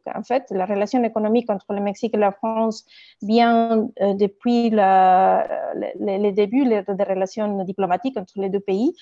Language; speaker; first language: French; non-native, fluent; Spanish